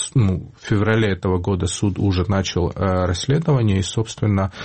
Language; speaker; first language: Russian; non-native, fluent; Georgian